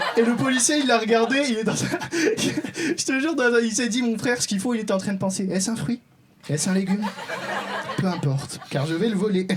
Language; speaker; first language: French; non-native, local second language; Arabic